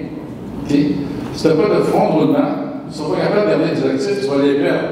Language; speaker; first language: French; native; French